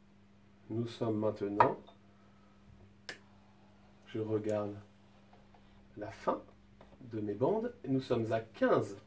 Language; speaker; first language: French; native; French